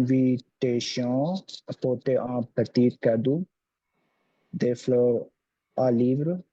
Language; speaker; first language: French; non-native, learner; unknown